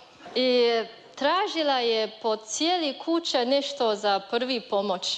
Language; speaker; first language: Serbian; non-native, learner; Chinese